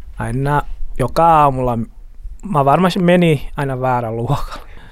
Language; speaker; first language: Finnish; non-native, learner; Portuguese